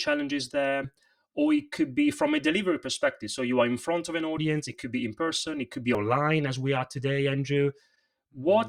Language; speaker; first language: English; non-native, fluent; Italian